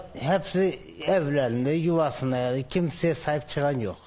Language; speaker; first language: Turkish; native; Turkish